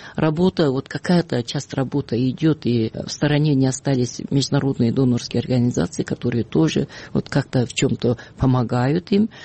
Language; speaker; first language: Russian; non-native, local second language; Kyrgyz